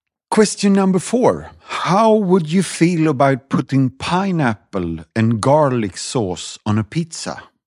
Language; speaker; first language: English; non-native, fluent; Swedish